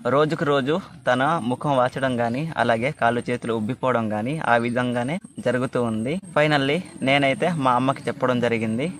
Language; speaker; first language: Telugu; non-native, local second language; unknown